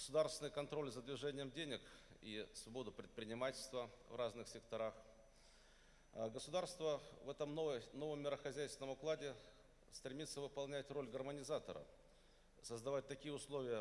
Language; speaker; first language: Russian; native; Russian